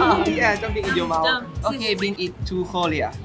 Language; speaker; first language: English; non-native, learner; Thai